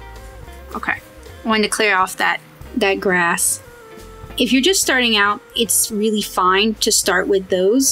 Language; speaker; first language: English; native; English